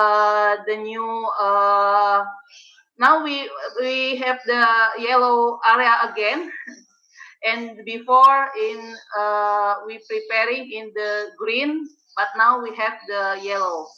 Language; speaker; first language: English; non-native, learner; Indonesian